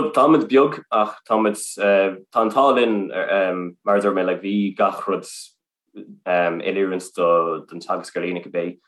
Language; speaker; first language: Irish; non-native, local second language; English